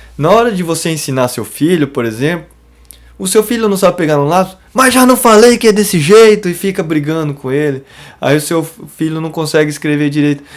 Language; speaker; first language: Portuguese; native; Portuguese